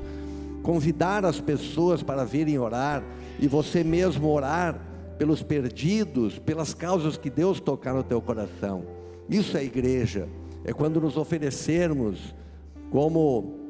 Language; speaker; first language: Portuguese; native; Portuguese